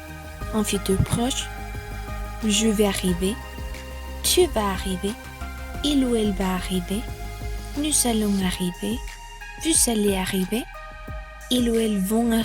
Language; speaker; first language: French; non-native, fluent; Spanish